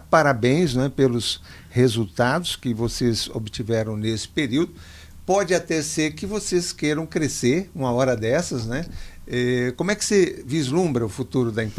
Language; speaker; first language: Portuguese; native; Portuguese